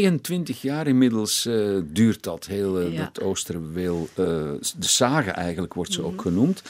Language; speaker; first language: Dutch; native; Dutch